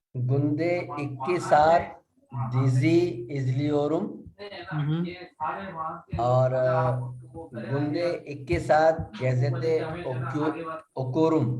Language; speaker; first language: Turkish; non-native, learner; Urdu